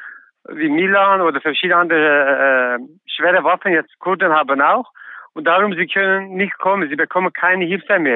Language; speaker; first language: German; non-native, learner; Kurdish